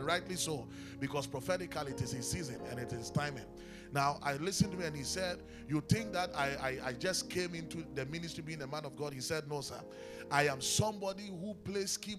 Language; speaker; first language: English; non-native, local second language; Akan